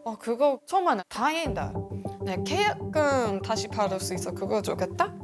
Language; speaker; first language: Korean; non-native, learner; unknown